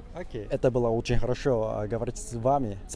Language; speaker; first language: Russian; non-native, fluent; Japanese